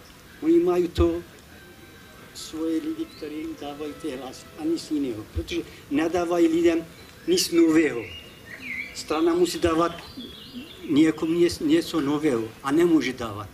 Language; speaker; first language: Czech; non-native, fluent; Kurdish